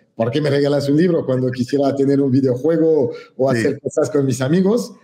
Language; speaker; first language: Spanish; non-native, fluent; French